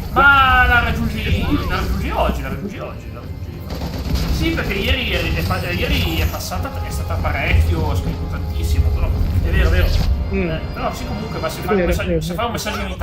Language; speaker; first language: Italian; native; Italian